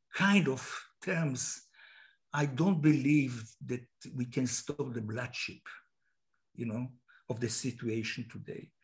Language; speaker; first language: English; non-native, fluent; Hebrew